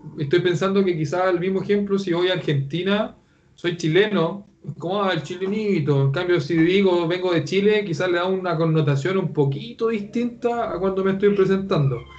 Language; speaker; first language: Spanish; native; Spanish